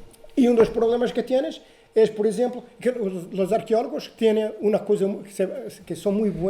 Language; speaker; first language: Spanish; non-native, learner; Portuguese